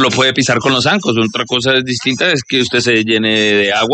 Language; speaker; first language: Spanish; native; Spanish